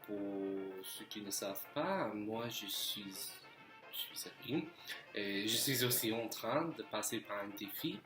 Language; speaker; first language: French; non-native, fluent; English